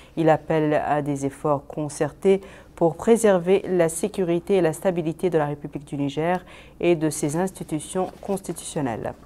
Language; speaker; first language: French; non-native, local second language; Arabic